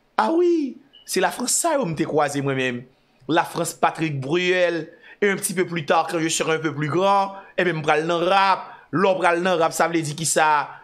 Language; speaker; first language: French; non-native, local second language; Haitian Creole